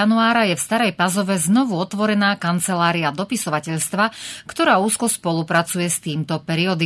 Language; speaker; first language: Slovak; native; Slovak